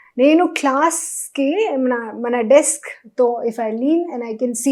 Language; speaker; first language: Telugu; non-native, local second language; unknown